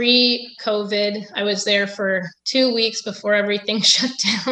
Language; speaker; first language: English; native; English